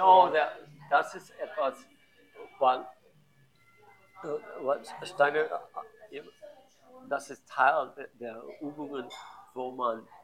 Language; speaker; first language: German; non-native, learner; English